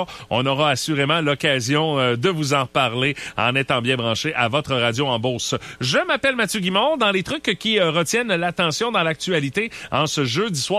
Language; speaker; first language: French; native; French